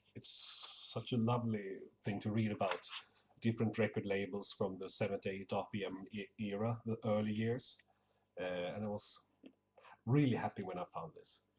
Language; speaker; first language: English; non-native, fluent; Swedish